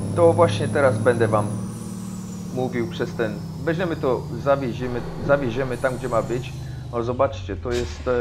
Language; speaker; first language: Polish; early bilingual, heritage; Polish